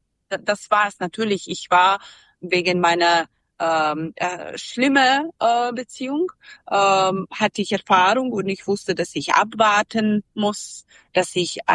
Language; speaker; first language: German; non-native, learner; Serbian